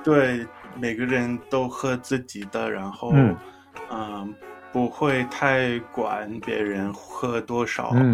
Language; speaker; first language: Chinese; non-native, fluent; English